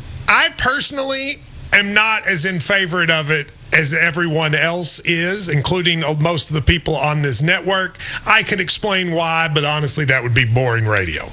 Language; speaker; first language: English; native; English